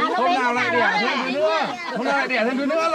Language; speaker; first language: Vietnamese; native; Vietnamese